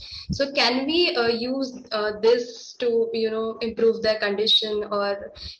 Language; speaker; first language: English; non-native, local second language; Marathi